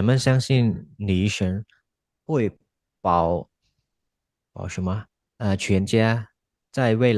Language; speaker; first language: Chinese; non-native, learner; Khmer